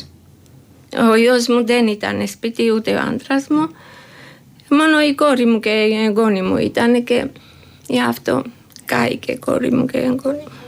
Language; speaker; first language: Greek; non-native, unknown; Georgian